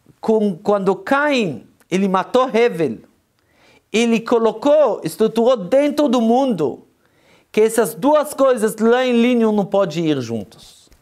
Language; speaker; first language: Portuguese; non-native, fluent; Hebrew